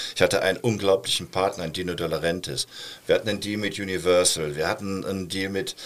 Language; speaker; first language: German; native; German